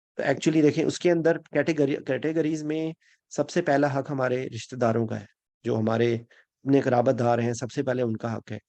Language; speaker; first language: Urdu; native; Urdu